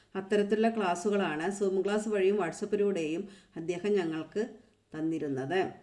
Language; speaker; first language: Malayalam; native; Malayalam